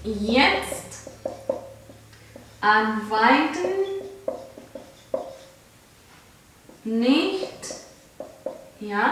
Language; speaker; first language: German; non-native, fluent; Spanish